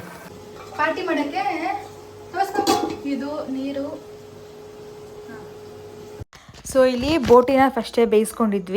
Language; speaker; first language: Kannada; native; Kannada